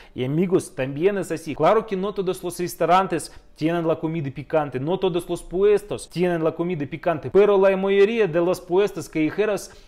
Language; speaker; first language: Spanish; non-native, fluent; Russian